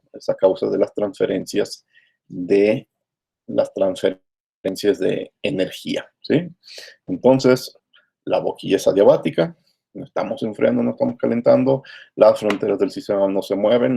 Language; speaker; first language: Spanish; native; Spanish